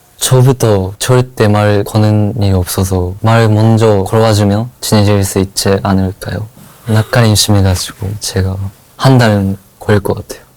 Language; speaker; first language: Korean; non-native, fluent; Japanese